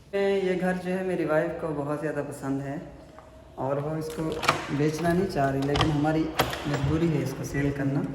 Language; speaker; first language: Urdu; non-native, local second language; Punjabi